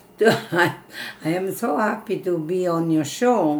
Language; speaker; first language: English; non-native, fluent; Italian